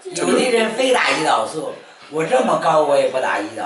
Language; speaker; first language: Chinese; native; Chinese